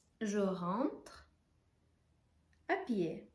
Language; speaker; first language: French; non-native, fluent; Ukrainian